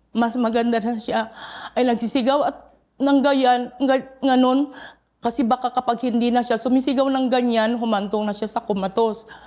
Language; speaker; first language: Filipino; non-native, local second language; Iloko